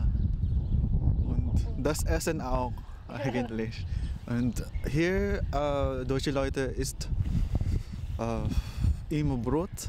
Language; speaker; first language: German; non-native, learner; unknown